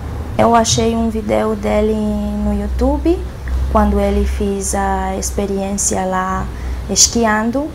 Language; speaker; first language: Portuguese; non-native, fluent; Romanian